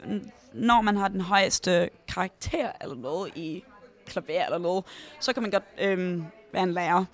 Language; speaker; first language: Danish; early bilingual, heritage; Danish